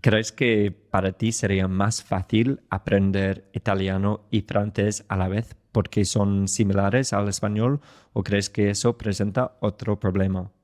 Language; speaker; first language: Spanish; non-native, fluent; English